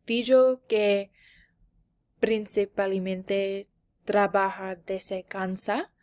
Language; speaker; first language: Spanish; non-native, learner; English